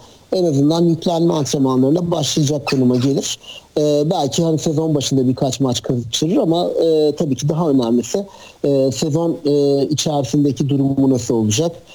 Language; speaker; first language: Turkish; native; Turkish